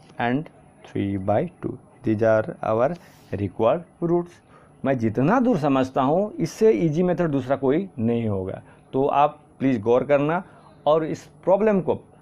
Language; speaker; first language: Hindi; non-native, local second language; Assamese